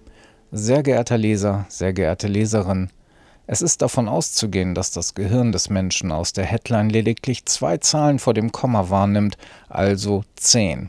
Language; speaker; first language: German; native; German